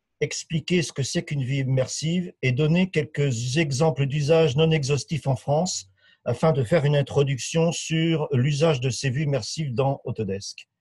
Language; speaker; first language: French; native; French